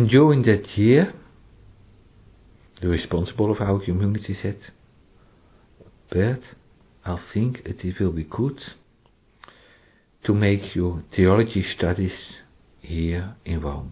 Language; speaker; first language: English; non-native, learner; Dutch